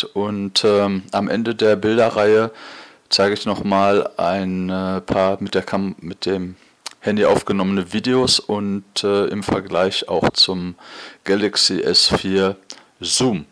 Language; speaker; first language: German; native; German